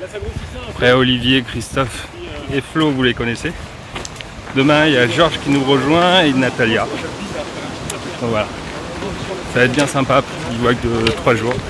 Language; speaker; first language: French; native; French